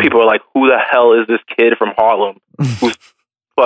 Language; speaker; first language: English; native; English